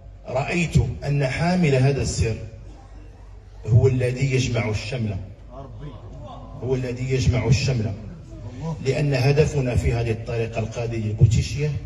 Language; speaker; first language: Arabic; native; Arabic